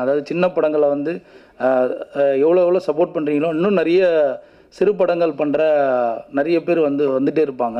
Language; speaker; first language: Tamil; native; Tamil